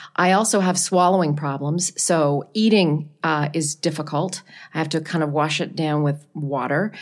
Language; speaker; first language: English; native; English